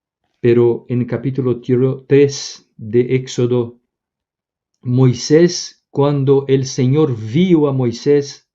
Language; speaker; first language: Spanish; non-native, fluent; Portuguese